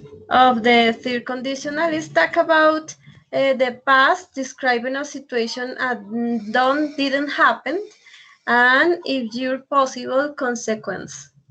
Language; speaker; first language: English; non-native, learner; Spanish